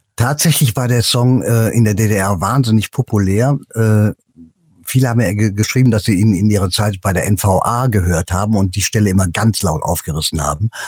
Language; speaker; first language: German; native; German